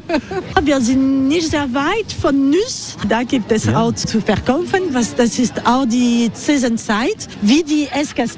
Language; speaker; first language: German; non-native, learner; French